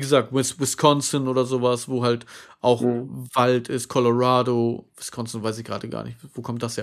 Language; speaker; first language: German; native; German